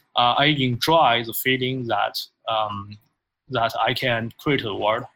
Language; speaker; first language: English; non-native, fluent; Chinese